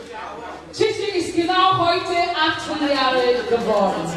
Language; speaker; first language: German; non-native, fluent; Igbo